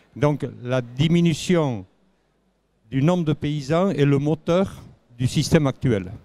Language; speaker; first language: French; native; French